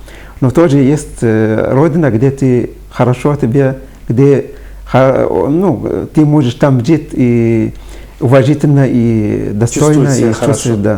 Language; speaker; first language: Russian; non-native, fluent; Arabic